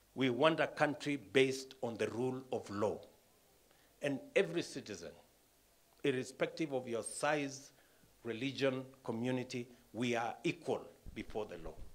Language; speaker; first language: English; non-native, local second language; Kalenjin